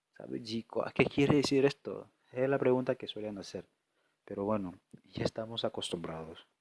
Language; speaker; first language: Spanish; non-native, fluent; French